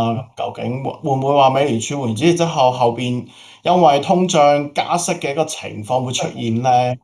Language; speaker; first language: Cantonese; native; Cantonese